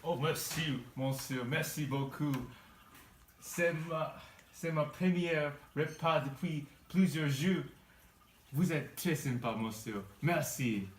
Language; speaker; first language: French; non-native, learner; English